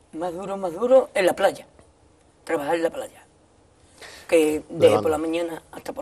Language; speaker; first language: Spanish; native; Spanish